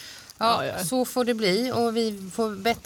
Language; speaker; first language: Swedish; native; Swedish